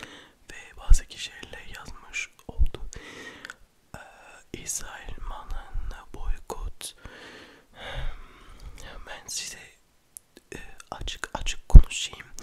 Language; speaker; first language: Turkish; early bilingual, heritage; French